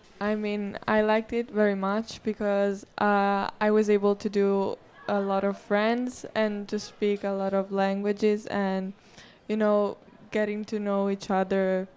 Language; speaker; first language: English; non-native, fluent; Italian